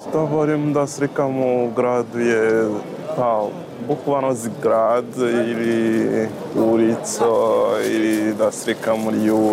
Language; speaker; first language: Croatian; non-native, learner; Rundi